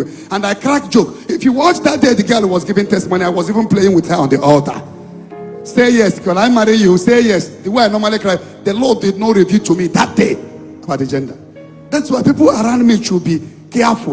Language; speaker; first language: English; non-native, local second language; Igbo